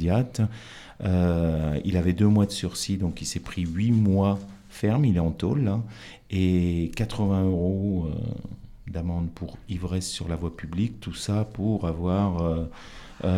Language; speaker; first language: French; native; French